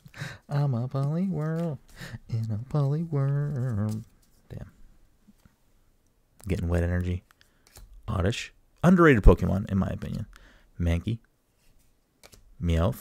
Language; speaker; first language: English; native; English